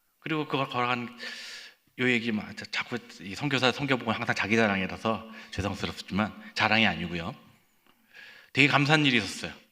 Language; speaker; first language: Korean; native; Korean